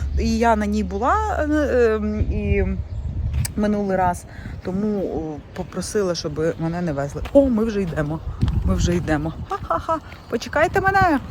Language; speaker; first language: Ukrainian; native; Ukrainian